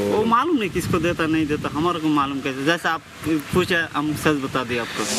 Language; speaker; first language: Hindi; non-native, learner; Bangla